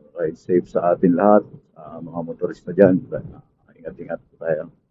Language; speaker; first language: Filipino; non-native, local second language; Bikol